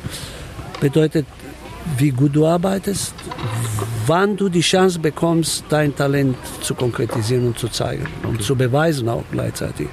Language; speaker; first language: German; non-native, fluent; Romanian